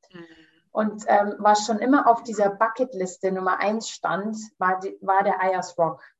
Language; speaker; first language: German; early bilingual, heritage; German